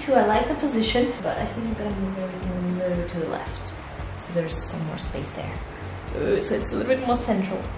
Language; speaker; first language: English; non-native, fluent; Russian